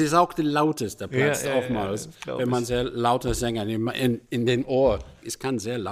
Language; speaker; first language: German; non-native, fluent; English